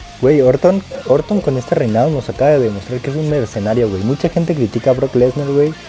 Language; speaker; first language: Spanish; native; Spanish